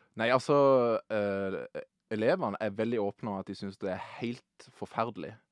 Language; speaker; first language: Norwegian; native; Norwegian